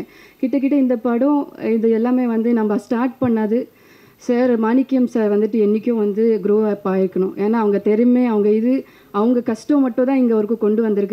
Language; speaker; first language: Tamil; non-native, fluent; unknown